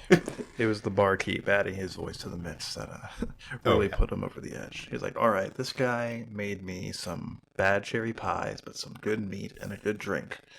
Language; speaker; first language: English; native; English